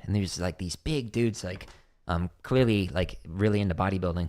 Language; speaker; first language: English; native; English